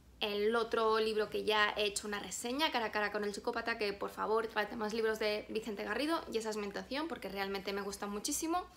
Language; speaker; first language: Spanish; native; Spanish